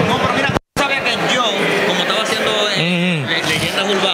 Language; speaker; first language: Spanish; native; Spanish